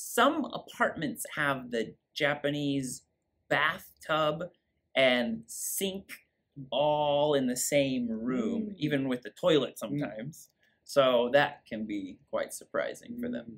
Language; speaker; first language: English; native; English